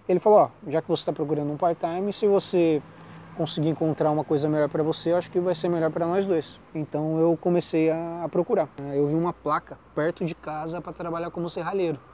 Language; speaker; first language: Portuguese; native; Portuguese